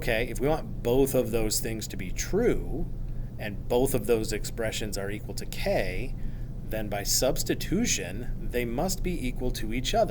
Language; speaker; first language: English; native; English